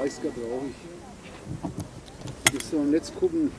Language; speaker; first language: German; native; German